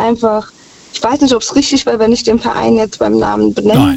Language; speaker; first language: German; native; German